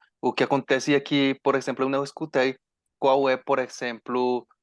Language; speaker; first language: Portuguese; non-native, learner; Spanish